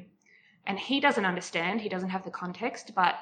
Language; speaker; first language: English; native; English